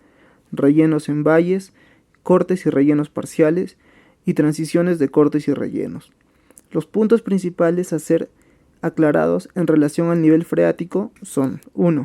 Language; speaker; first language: Spanish; native; Spanish